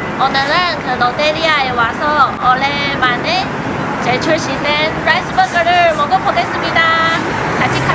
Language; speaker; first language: Korean; non-native, learner; Chinese